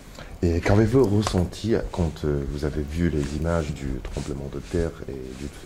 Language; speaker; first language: French; non-native, fluent; Japanese